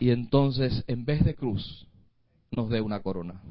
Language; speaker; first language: Spanish; native; Spanish